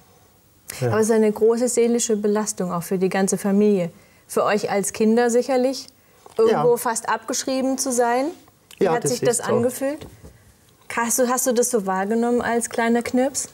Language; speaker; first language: German; native; German